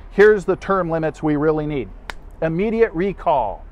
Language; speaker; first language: English; native; English